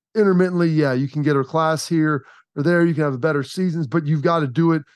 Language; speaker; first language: English; native; English